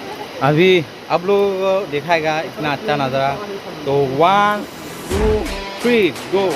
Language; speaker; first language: Hindi; non-native, local second language; Assamese